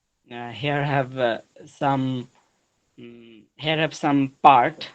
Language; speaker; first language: English; non-native, learner; Bangla